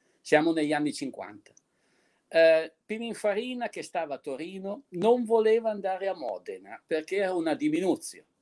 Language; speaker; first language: Italian; native; Italian